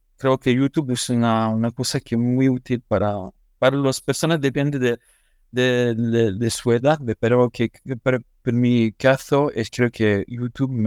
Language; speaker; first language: Spanish; non-native, learner; French